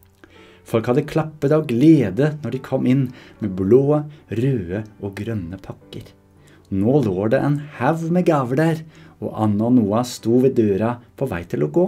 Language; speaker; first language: Norwegian; native; Norwegian